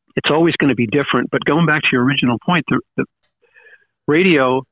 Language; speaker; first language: English; native; English